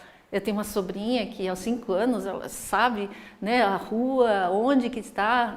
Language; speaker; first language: Portuguese; native; Portuguese